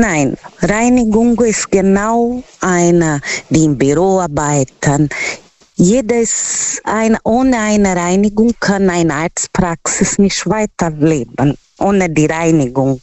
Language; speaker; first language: German; non-native, fluent; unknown